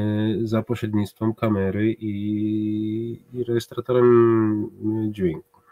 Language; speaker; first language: Polish; non-native, fluent; Hebrew